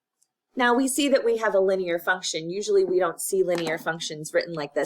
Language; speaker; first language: English; native; English